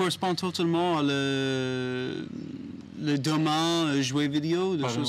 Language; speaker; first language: French; non-native, learner; English